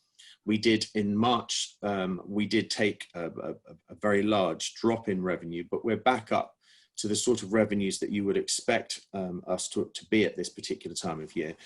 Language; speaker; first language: English; native; English